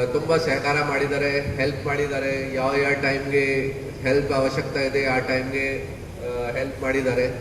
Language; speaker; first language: Kannada; non-native, learner; Hindi